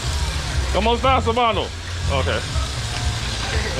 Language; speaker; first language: Spanish; non-native, learner; English